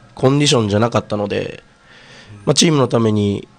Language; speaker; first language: Japanese; native; Japanese